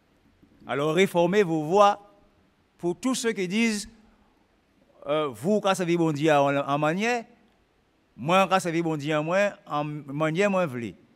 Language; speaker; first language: French; native; French